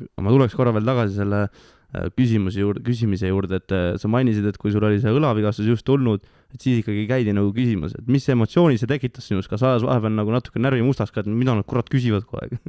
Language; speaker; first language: Estonian; native; Estonian